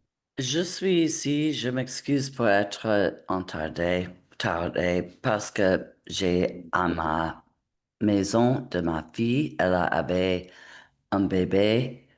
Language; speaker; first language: French; non-native, learner; English